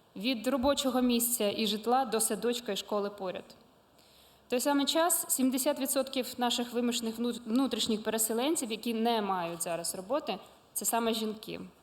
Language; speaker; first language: Ukrainian; non-native, local second language; Russian